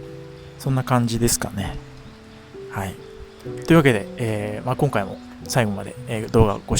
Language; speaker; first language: Japanese; native; Japanese